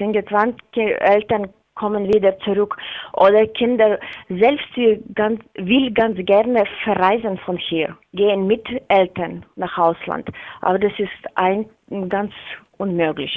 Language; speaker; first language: German; non-native, learner; Latvian